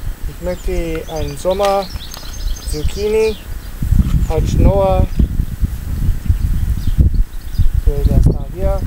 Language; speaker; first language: German; non-native, learner; Italian